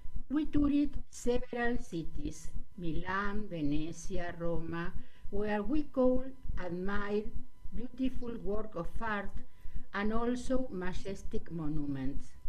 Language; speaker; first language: English; non-native, learner; Spanish